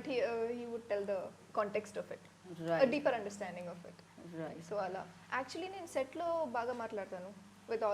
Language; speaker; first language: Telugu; non-native, learner; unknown